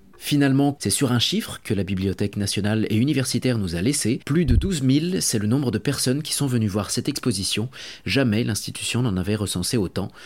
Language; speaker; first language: French; native; French